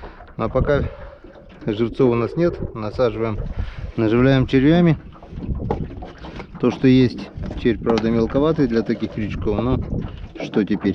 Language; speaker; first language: Russian; native; Russian